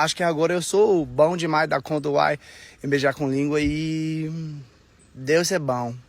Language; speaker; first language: Portuguese; non-native, learner; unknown